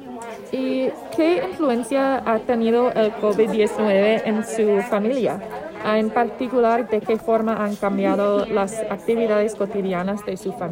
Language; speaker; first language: Spanish; non-native, learner; English